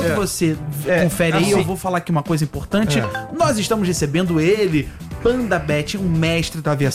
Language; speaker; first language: Portuguese; native; Portuguese